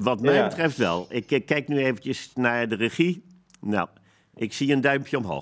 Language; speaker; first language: Dutch; native; Dutch